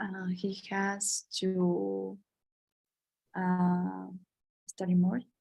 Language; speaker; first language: English; non-native, learner; Spanish